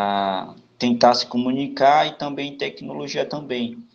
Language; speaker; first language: Portuguese; non-native, local second language; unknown